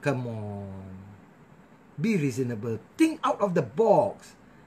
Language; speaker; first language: English; non-native, local second language; Malay